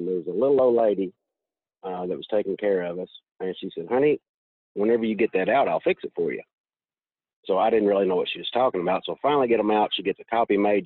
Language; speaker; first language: English; native; English